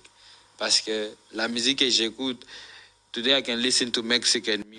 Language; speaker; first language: French; non-native, local second language; Swahili